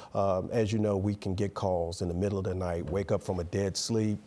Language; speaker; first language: English; native; English